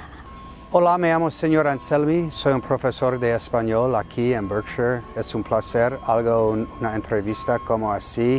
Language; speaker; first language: Spanish; non-native, fluent; English